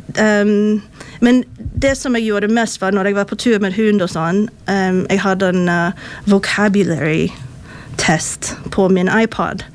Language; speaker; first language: Norwegian; non-native, fluent; English